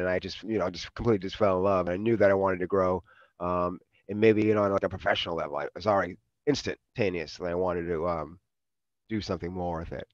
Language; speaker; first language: English; native; English